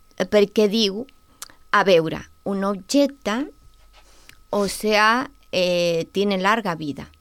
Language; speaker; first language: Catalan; non-native, fluent; Spanish